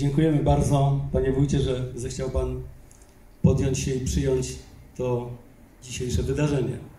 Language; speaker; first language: Polish; native; Polish